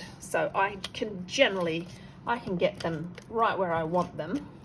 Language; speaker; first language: English; native; English